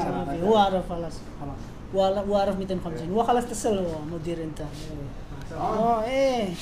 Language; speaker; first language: Arabic; non-native, learner; Indonesian